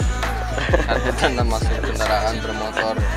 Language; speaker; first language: Indonesian; native; Indonesian